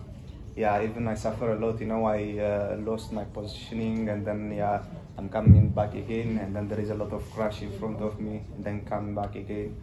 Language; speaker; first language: English; non-native, learner; Tigrinya